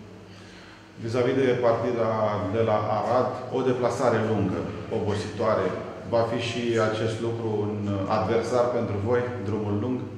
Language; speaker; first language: Romanian; native; Romanian